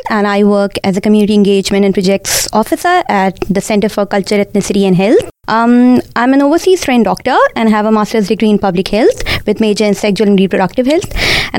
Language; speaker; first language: English; non-native, local second language; Urdu